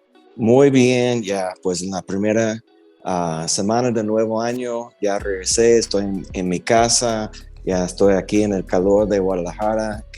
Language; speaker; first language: Spanish; early bilingual, heritage; Spanish